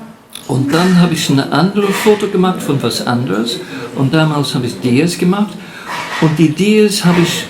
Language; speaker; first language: German; non-native, fluent; English